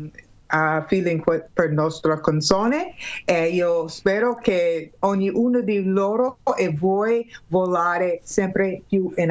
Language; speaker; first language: Italian; non-native, learner; English